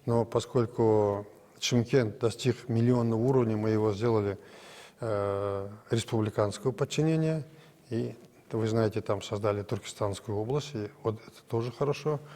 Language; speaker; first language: Russian; non-native, local second language; Kazakh